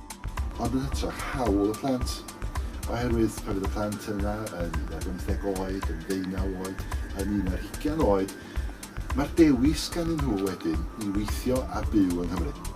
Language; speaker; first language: Welsh; native; Welsh